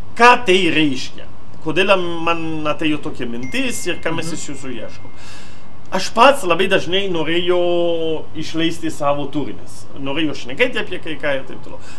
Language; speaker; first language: Lithuanian; non-native, fluent; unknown